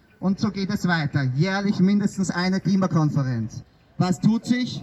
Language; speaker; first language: German; native; German